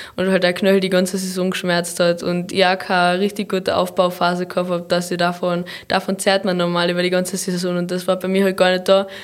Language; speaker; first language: German; native; German